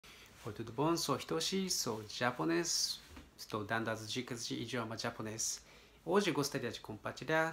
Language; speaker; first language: Spanish; non-native, learner; Japanese